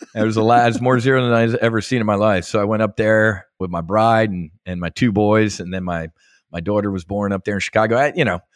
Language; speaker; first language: English; native; English